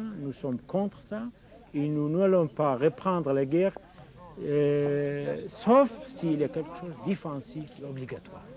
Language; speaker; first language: French; non-native, fluent; Kurdish